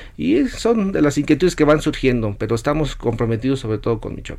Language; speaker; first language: Spanish; native; Spanish